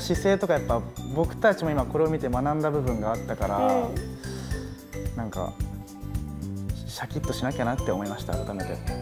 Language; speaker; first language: Japanese; native; Japanese